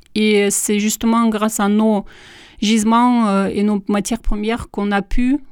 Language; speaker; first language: French; non-native, fluent; Russian